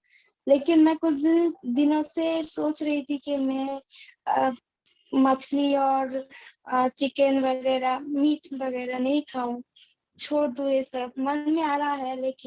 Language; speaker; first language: Hindi; non-native, local second language; Bangla